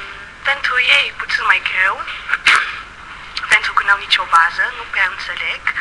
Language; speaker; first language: Romanian; early bilingual, heritage; Dutch